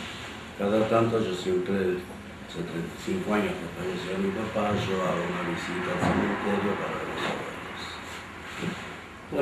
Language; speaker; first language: Spanish; native; Spanish